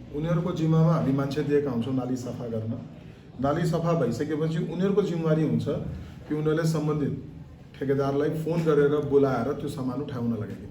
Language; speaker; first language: Nepali; non-native, local second language; Marwari